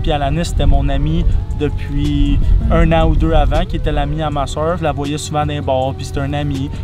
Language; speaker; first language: French; native; French